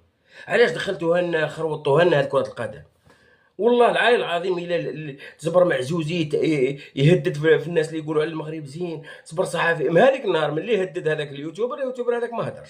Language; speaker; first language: Arabic; native; Arabic